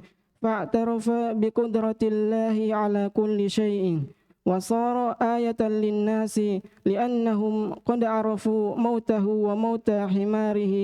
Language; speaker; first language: Arabic; non-native, learner; Indonesian